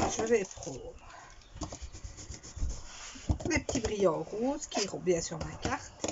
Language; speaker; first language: French; native; French